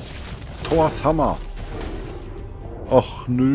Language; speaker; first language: German; native; German